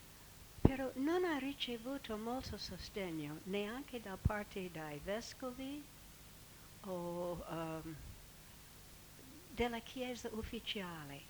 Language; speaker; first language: Italian; non-native, fluent; English